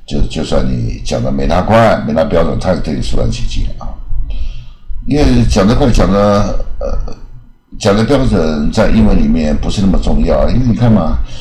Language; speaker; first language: Chinese; native; Chinese